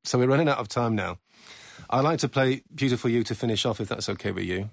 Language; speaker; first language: English; native; English